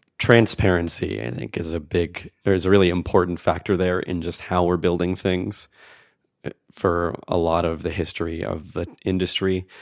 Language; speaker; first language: English; native; English